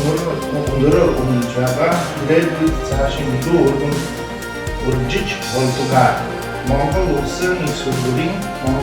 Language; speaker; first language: Mongolian; non-native, learner; Polish